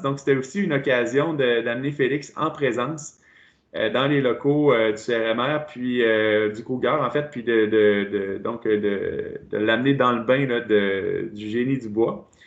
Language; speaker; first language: French; native; French